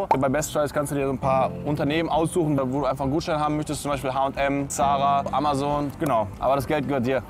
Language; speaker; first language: German; native; German